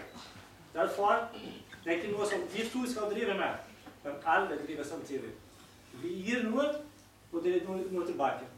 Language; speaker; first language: Norwegian; non-native, fluent; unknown